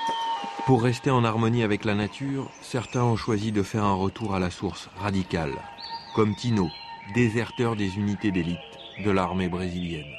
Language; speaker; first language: French; native; French